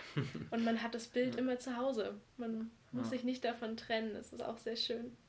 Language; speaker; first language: German; native; German